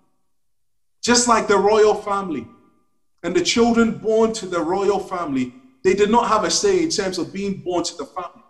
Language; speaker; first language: English; non-native, local second language; Akan